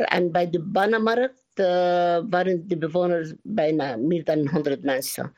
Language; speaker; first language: Dutch; non-native, learner; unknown